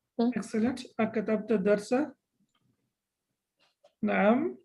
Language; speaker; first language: Arabic; non-native, fluent; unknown